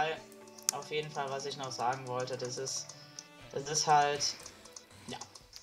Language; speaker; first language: German; native; German